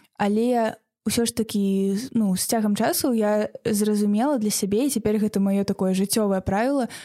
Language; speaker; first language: Belarusian; non-native, local second language; Russian